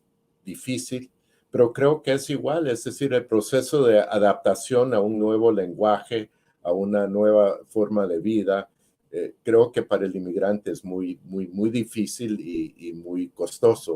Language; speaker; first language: Spanish; early bilingual, heritage; Spanish